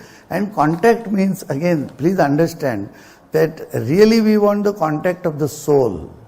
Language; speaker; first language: English; non-native, local second language; Marathi